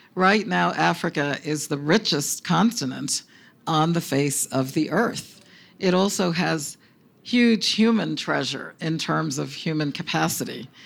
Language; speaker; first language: English; early bilingual, other home language; Spanish